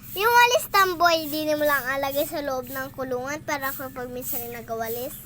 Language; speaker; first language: Filipino; native; Filipino